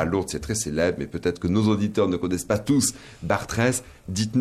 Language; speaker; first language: French; native; French